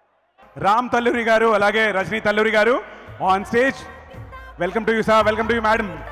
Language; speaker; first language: Telugu; native; Telugu